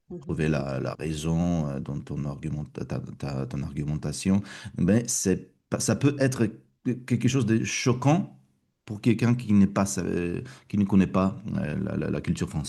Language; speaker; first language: French; non-native, fluent; Russian